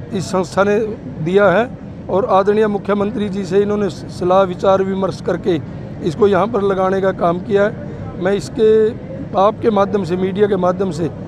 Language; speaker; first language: Hindi; native; Hindi